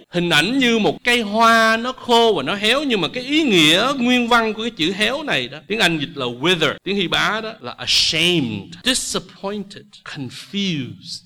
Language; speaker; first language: Vietnamese; native; Vietnamese